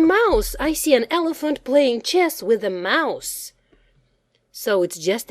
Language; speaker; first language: English; non-native, fluent; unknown